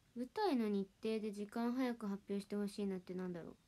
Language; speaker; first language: Japanese; native; Japanese